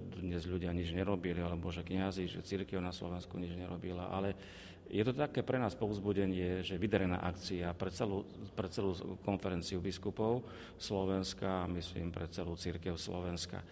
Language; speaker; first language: Slovak; native; Slovak